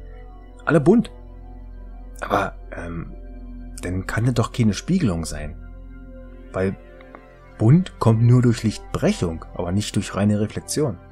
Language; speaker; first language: German; native; German